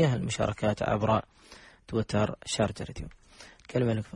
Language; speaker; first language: Arabic; native; Arabic